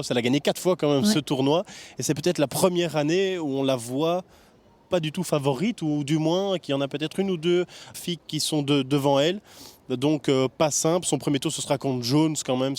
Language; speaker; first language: French; native; French